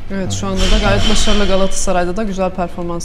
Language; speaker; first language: Turkish; native; Turkish